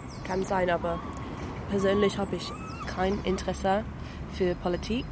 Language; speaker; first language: German; non-native, fluent; English